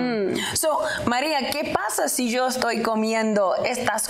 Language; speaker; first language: Spanish; non-native, learner; English